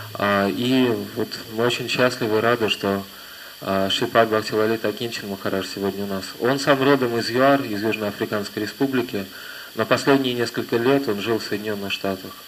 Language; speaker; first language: Russian; native; Russian